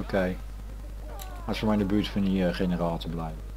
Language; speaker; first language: Dutch; native; Dutch